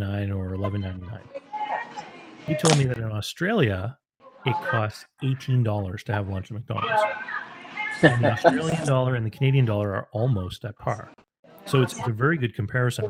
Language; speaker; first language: English; native; English